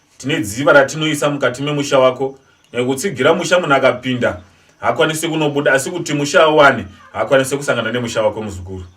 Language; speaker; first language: Shona; non-native, local second language; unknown